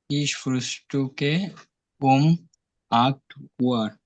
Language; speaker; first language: German; non-native, learner; Bangla